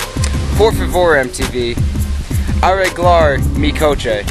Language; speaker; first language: Spanish; non-native, learner; English